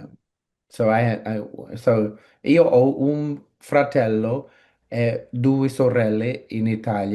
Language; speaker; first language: Italian; non-native, learner; English